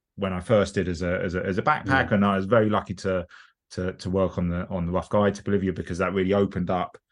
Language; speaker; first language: English; native; English